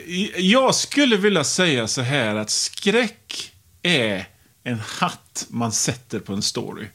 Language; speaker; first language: Swedish; native; Swedish